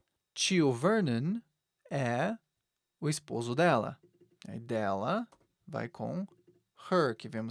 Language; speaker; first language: Portuguese; non-native, fluent; English